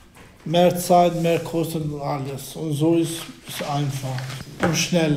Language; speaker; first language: German; non-native, learner; Albanian